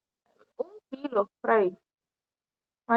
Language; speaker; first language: Portuguese; non-native, learner; Spanish